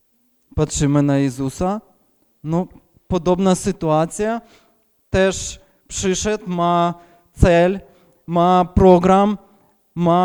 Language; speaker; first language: Polish; non-native, fluent; Ukrainian